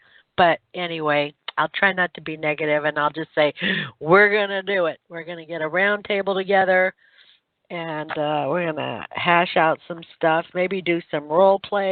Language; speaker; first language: English; native; English